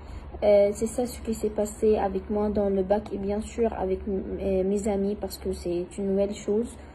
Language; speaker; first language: French; non-native, fluent; Arabic